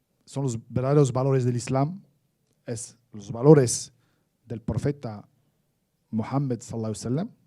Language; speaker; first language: Spanish; non-native, fluent; Arabic